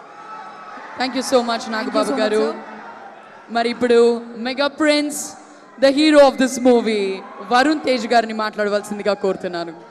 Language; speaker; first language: Telugu; native; Telugu